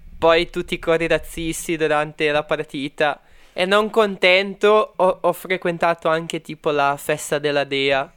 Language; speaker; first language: Italian; non-native, fluent; Portuguese